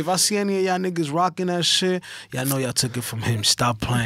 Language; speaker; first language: English; early bilingual, other home language; Spanish